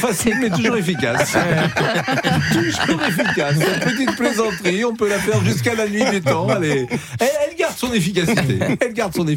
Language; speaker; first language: French; native; French